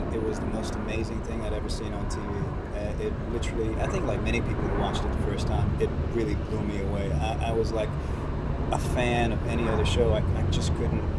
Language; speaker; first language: English; non-native, fluent; Arabic